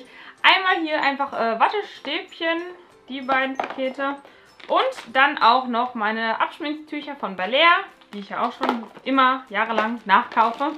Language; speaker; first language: German; native; German